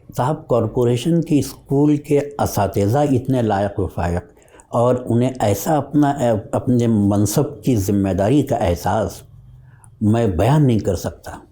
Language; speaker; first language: Urdu; native; Urdu